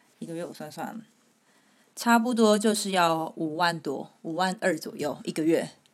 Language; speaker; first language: Chinese; native; Chinese